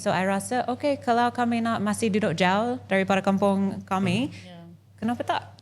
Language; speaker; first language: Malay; non-native, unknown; English